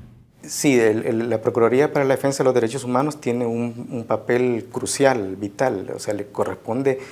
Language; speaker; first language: Spanish; native; Spanish